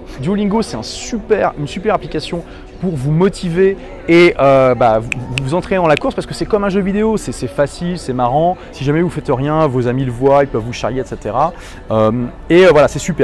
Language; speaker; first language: French; native; French